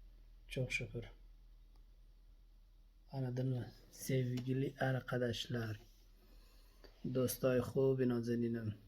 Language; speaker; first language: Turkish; non-native, learner; Persian